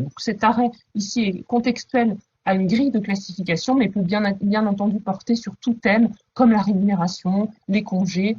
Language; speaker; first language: French; native; French